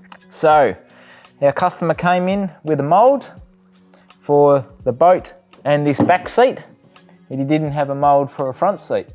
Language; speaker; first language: English; native; English